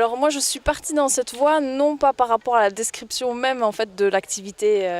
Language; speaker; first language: French; native; French